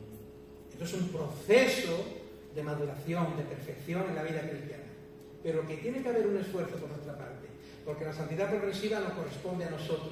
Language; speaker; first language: Spanish; native; Spanish